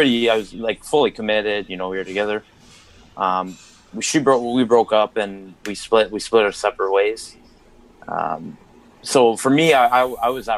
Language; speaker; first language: English; native; English